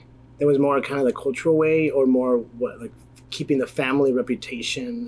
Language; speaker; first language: English; native; English